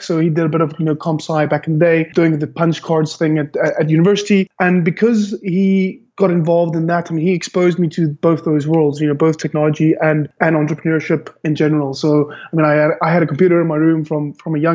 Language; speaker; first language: English; native; English